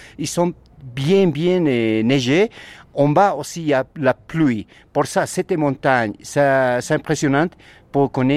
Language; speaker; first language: French; non-native, learner; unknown